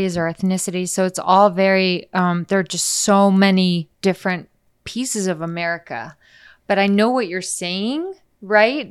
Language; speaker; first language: English; early bilingual, other home language; Icelandic